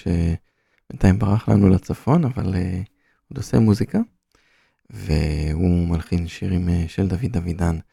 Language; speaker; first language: Hebrew; native; Hebrew